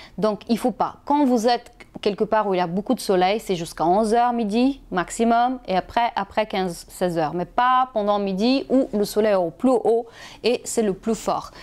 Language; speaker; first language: French; non-native, fluent; Bulgarian